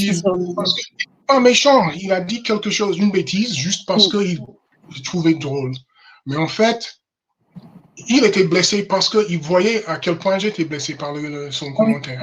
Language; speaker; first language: French; non-native, fluent; English